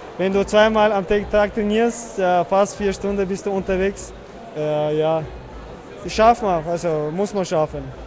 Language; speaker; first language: German; non-native, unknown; Chechen